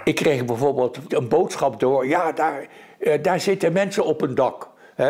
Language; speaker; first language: Dutch; native; Dutch